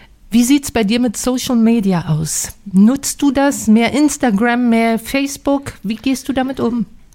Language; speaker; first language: German; native; German